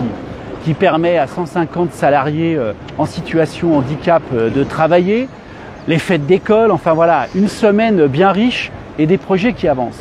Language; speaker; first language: French; native; French